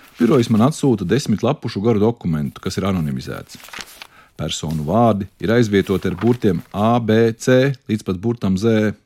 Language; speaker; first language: Latvian; native; Latvian